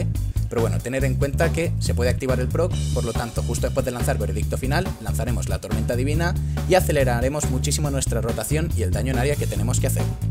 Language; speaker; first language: Spanish; native; Spanish